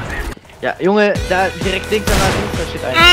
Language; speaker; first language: German; native; German